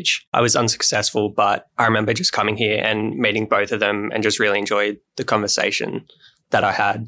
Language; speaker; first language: English; native; English